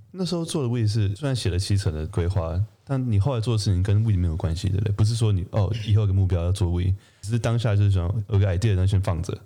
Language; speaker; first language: Chinese; native; Chinese